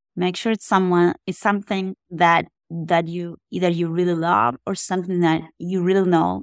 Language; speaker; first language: English; non-native, fluent; Spanish